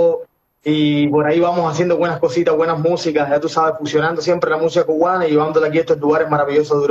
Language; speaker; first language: Spanish; native; Spanish